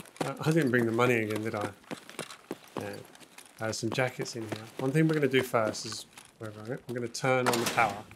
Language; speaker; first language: English; native; English